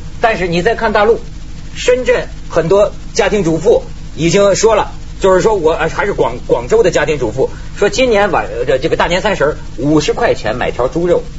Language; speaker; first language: Chinese; native; Chinese